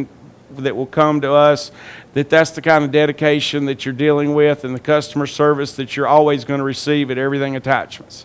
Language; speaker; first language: English; native; English